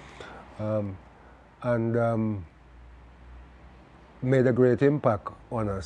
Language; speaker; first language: English; non-native, local second language; Jamaican Creole English